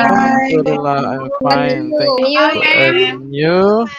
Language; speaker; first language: English; non-native, learner; Indonesian